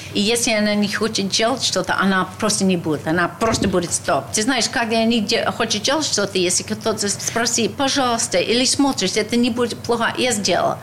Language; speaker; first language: Russian; non-native, learner; English